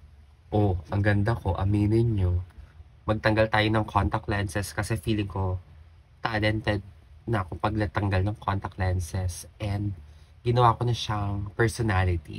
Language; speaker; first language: Filipino; native; Filipino